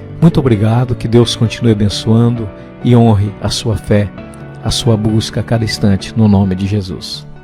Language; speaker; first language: Portuguese; native; Portuguese